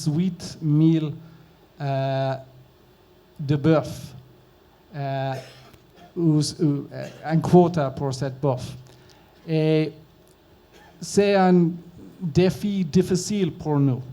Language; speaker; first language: French; non-native, learner; English